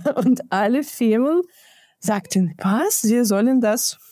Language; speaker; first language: German; non-native, fluent; Ukrainian